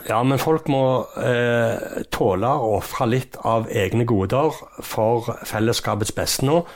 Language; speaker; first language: Norwegian; native; Norwegian